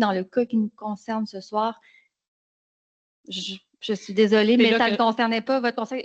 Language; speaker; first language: French; native; French